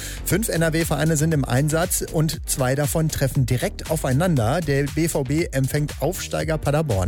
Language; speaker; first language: German; native; German